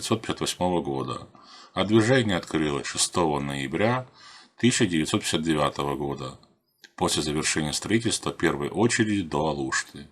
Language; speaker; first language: Russian; native; Russian